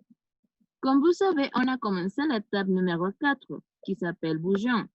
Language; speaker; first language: French; non-native, fluent; Spanish